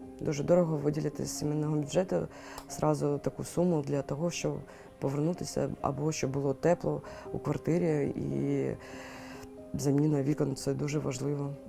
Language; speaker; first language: Ukrainian; non-native, local second language; Russian